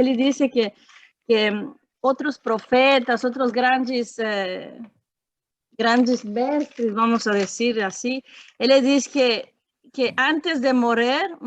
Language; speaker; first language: Portuguese; non-native, fluent; Spanish